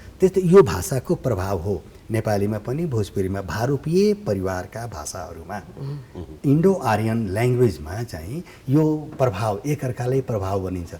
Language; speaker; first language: Nepali; non-native, local second language; Bhojpuri